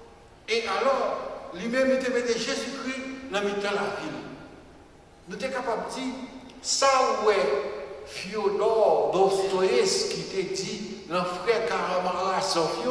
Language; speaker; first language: French; non-native, local second language; Haitian Creole